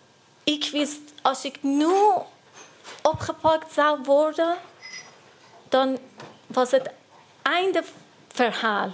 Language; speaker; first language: Dutch; non-native, learner; Persian